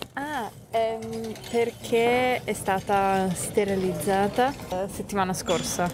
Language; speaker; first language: Italian; non-native, fluent; English